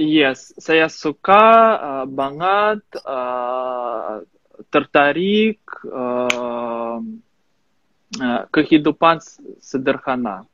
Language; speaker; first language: Indonesian; non-native, fluent; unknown